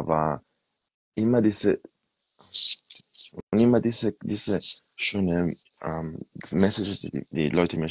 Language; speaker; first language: German; non-native, fluent; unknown